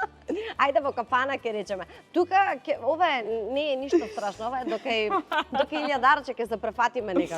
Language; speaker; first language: Macedonian; native; Macedonian